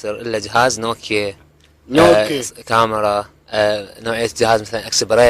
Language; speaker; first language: Arabic; native; Arabic